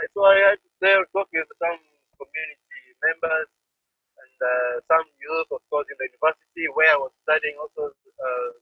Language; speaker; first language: English; non-native, fluent; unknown